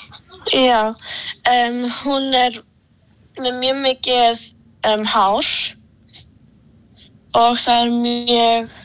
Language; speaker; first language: Icelandic; early bilingual, other home language; Polish